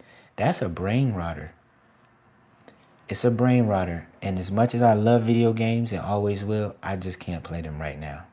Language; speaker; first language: English; native; English